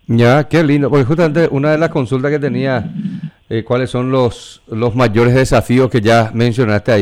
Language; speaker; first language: Spanish; native; Spanish